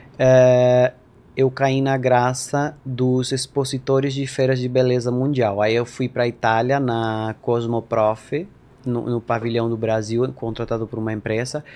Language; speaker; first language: Portuguese; non-native, fluent; Spanish